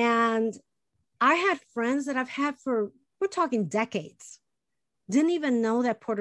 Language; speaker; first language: English; early bilingual, other home language; Spanish